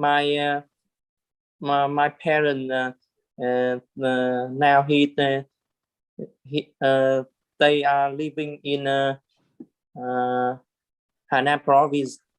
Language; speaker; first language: English; non-native, learner; Vietnamese